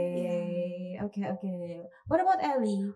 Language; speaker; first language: English; non-native, learner; Indonesian